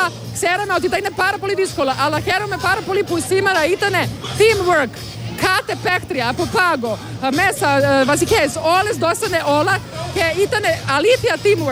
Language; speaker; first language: Greek; non-native, fluent; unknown